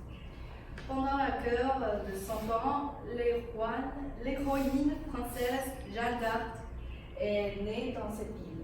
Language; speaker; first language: French; non-native, fluent; Chinese